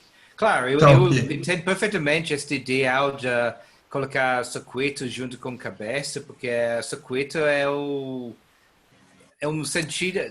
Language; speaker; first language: Portuguese; non-native, learner; English